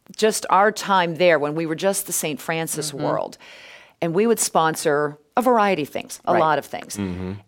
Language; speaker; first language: English; native; English